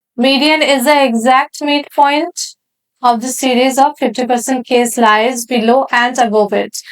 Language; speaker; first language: English; non-native, local second language; Bangla